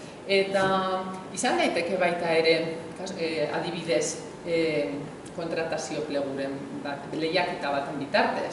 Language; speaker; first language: Basque; native; Basque